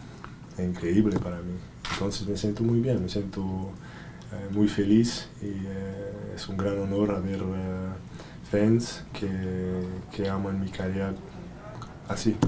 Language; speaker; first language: Spanish; non-native, learner; English